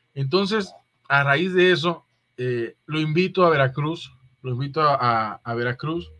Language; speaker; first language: Spanish; native; Spanish